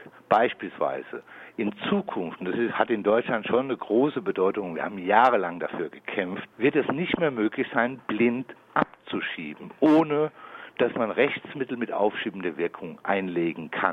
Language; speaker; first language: German; native; German